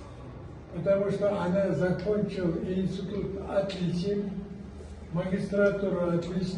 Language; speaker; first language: Russian; non-native, local second language; Uzbek